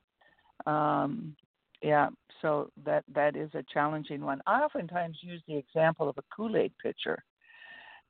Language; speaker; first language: English; native; English